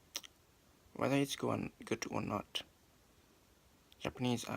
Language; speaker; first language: English; non-native, learner; Japanese